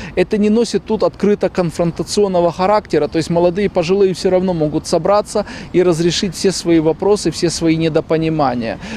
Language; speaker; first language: Russian; native; Russian